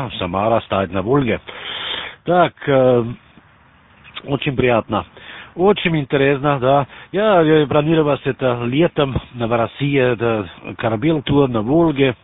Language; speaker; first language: Russian; non-native, learner; German